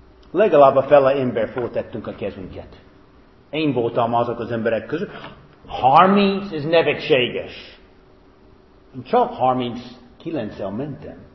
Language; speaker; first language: Hungarian; non-native, fluent; English